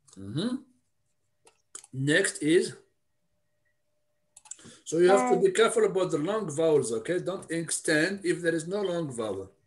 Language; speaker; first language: English; non-native, fluent; Arabic